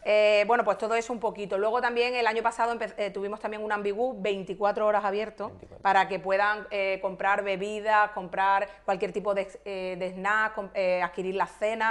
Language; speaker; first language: Spanish; native; Spanish